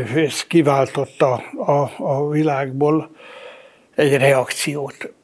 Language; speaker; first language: Hungarian; native; Hungarian